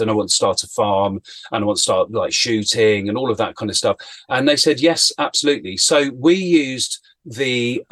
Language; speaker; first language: English; native; English